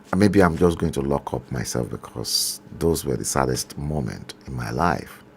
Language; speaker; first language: English; non-native, local second language; Yoruba